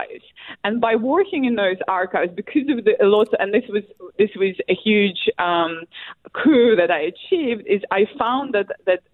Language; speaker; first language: English; non-native, fluent; Russian